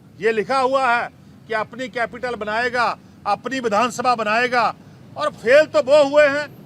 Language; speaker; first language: Hindi; non-native, local second language; Punjabi